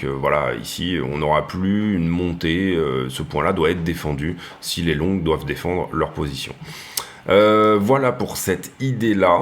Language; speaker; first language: French; native; French